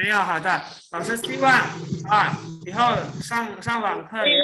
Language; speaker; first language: Chinese; non-native, fluent; Indonesian